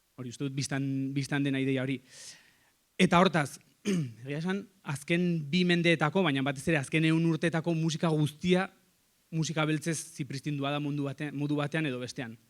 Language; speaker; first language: Basque; native; Basque